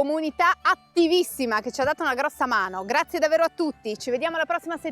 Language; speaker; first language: Italian; native; Italian